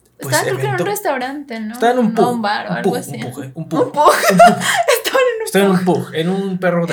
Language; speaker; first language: Spanish; native; Spanish